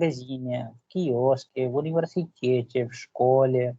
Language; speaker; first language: Russian; non-native, fluent; Hindi